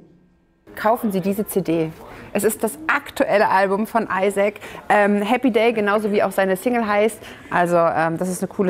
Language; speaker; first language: German; native; German